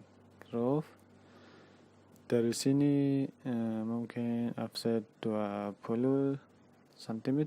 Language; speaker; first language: Indonesian; non-native, learner; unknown